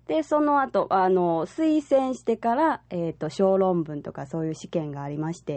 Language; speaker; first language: Japanese; non-native, fluent; Chinese